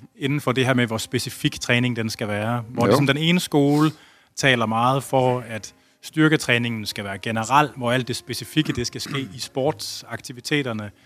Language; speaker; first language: Danish; native; Danish